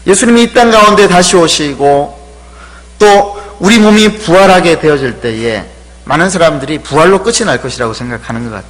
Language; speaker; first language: Korean; native; Korean